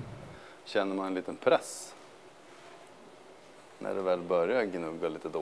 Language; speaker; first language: Swedish; native; Swedish